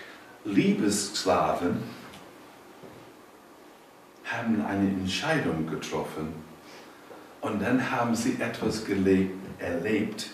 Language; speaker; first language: German; non-native, fluent; English